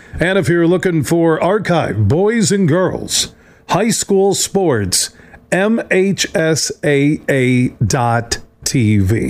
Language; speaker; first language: English; native; English